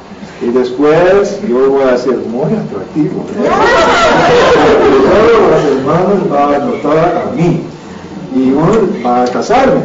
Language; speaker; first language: Spanish; non-native, learner; English